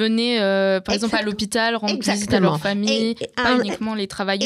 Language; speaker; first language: French; native; French